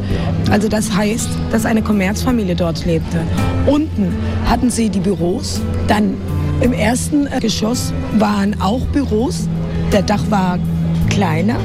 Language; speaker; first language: German; non-native, fluent; Spanish